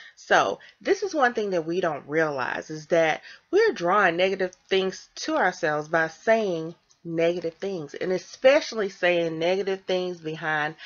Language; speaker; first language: English; native; English